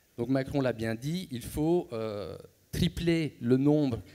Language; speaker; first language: French; native; French